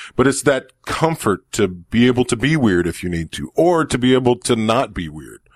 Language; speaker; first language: English; native; English